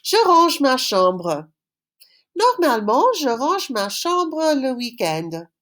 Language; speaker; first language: French; non-native, fluent; English